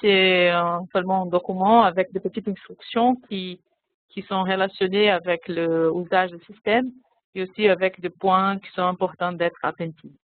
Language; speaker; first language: French; non-native, fluent; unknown